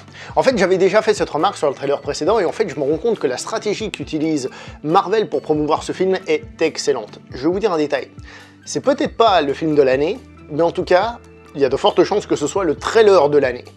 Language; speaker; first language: French; native; French